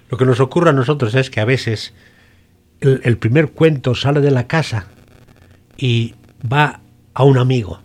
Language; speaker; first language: Spanish; native; Spanish